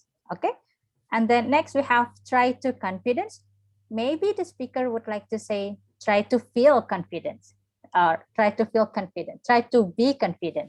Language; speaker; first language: English; non-native, fluent; Indonesian